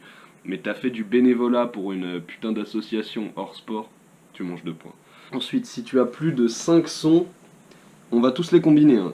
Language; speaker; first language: French; native; French